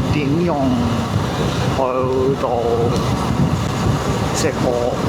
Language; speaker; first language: Cantonese; non-native, learner; English